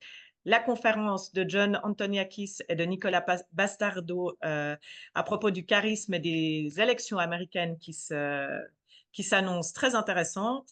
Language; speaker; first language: French; native; French